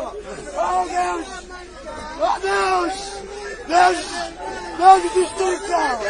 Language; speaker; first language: Portuguese; non-native, learner; Haitian Creole